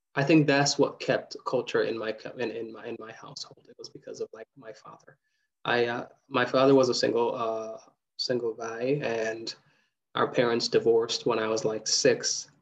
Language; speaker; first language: English; early bilingual, other home language; Somali